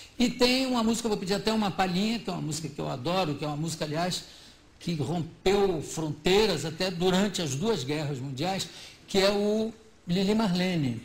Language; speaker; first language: Portuguese; native; Portuguese